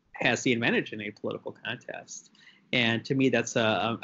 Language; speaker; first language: English; native; English